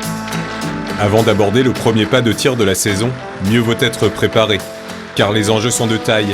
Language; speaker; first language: French; native; French